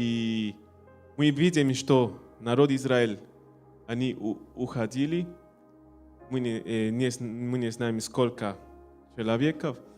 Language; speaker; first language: Russian; non-native, learner; Spanish